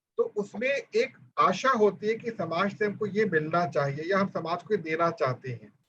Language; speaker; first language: Hindi; native; Hindi